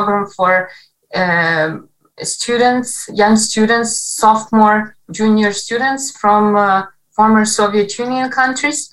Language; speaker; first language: English; non-native, fluent; Ukrainian